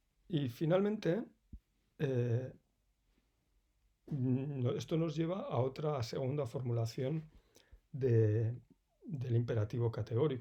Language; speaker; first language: Spanish; native; Spanish